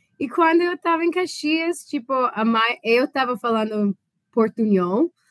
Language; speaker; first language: Portuguese; non-native, fluent; English